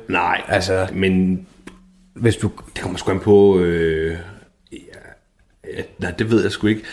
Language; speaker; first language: Danish; native; Danish